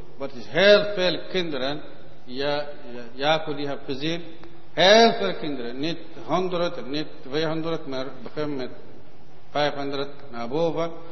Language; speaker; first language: Dutch; non-native, learner; Arabic